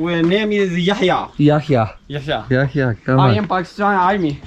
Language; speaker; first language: English; non-native, learner; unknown